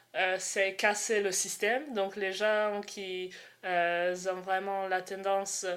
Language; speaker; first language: French; non-native, fluent; Croatian